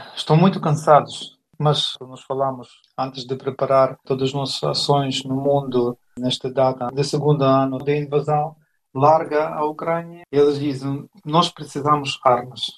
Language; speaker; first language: Portuguese; non-native, fluent; Ukrainian